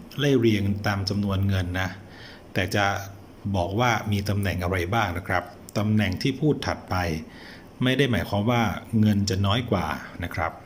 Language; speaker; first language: Thai; native; Thai